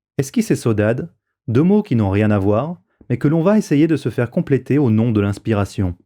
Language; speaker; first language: French; native; French